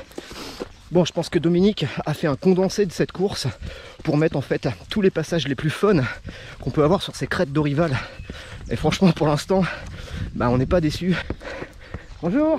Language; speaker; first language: French; native; French